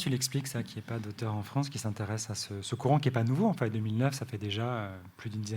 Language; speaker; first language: French; native; French